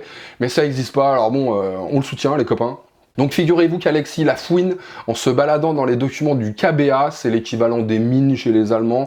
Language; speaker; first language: French; native; French